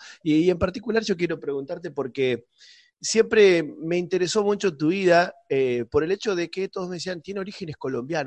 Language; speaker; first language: Spanish; native; Spanish